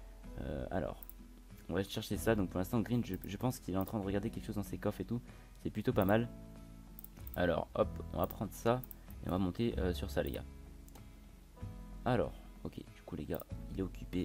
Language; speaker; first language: French; native; French